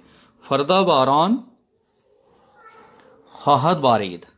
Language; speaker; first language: Persian; non-native, fluent; Urdu